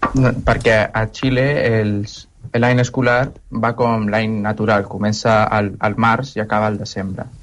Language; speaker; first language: Catalan; early bilingual, heritage; Spanish